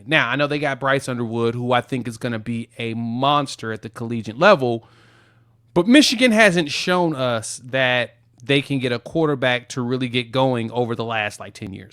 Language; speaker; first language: English; native; English